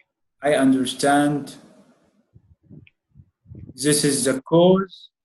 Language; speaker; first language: English; non-native, learner; Arabic